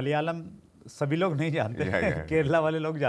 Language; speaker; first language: Hindi; native; Hindi